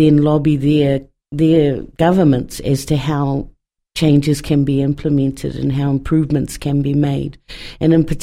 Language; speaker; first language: English; native; English